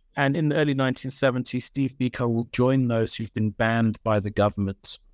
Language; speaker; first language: English; native; English